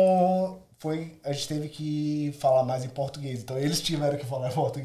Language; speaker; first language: Portuguese; native; Portuguese